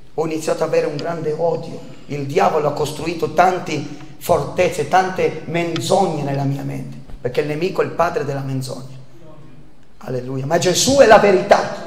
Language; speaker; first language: Italian; non-native, fluent; Spanish